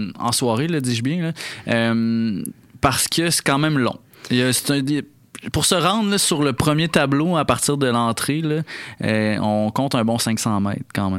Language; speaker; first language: French; native; French